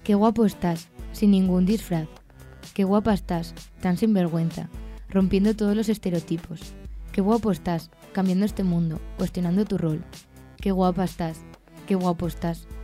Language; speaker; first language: Spanish; native; Spanish